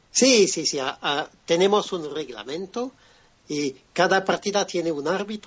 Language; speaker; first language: Spanish; non-native, fluent; French